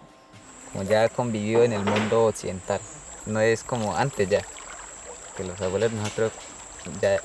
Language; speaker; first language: Spanish; non-native, local second language; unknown